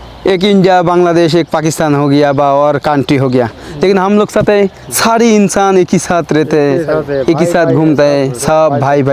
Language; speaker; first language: Hindi; non-native, learner; Bangla